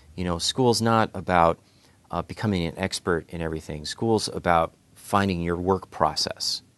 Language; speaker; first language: English; native; English